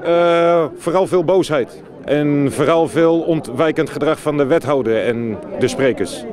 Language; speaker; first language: Dutch; native; Dutch